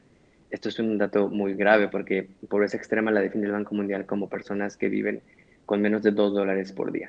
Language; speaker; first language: Spanish; native; Spanish